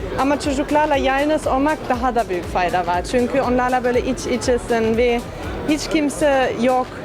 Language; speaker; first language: Turkish; non-native, fluent; German